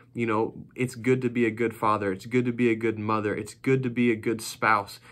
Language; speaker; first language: English; native; English